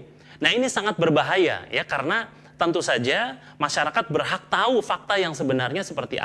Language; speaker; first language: Indonesian; native; Indonesian